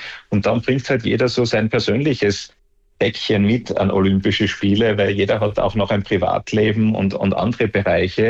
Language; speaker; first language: German; native; German